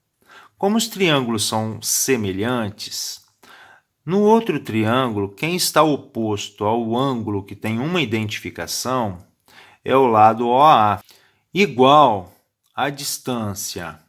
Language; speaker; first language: Portuguese; native; Portuguese